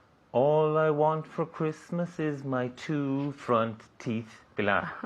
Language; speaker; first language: English; non-native, fluent; Spanish